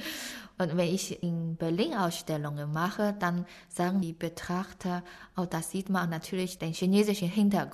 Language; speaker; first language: German; non-native, fluent; Chinese